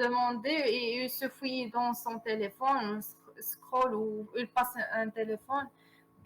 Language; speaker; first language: French; non-native, local second language; Arabic